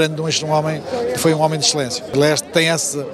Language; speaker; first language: Portuguese; native; Portuguese